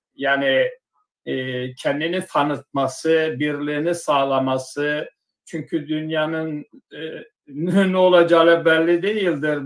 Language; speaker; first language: Turkish; non-native, local second language; Zaza